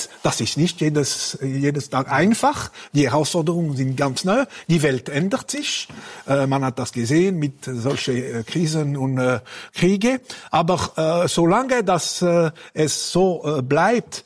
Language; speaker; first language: German; non-native, local second language; French